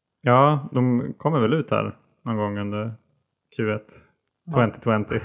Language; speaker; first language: Swedish; native; Swedish